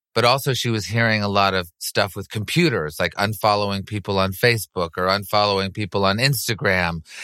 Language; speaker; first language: English; native; English